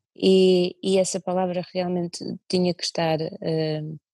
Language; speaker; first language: Portuguese; early bilingual, other home language; Russian